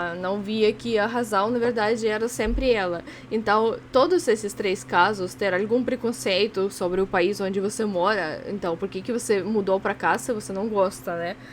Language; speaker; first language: Portuguese; non-native, fluent; Russian